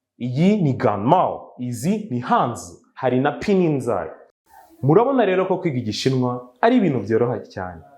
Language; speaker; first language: Kinyarwanda; native; Kinyarwanda